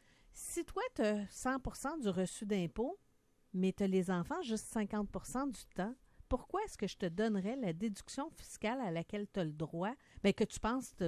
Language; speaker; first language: French; native; French